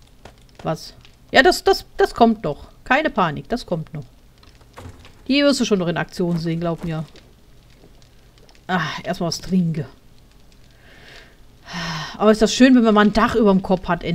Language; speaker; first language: German; native; German